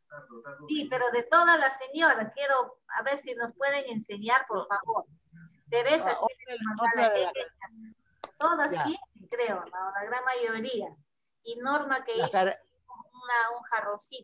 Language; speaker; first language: Spanish; native; Spanish